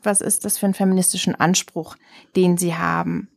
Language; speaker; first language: German; native; German